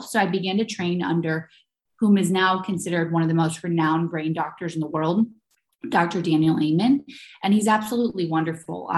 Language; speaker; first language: English; native; English